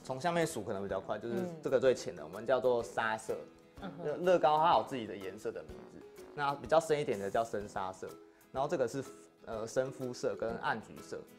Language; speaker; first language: Chinese; native; Chinese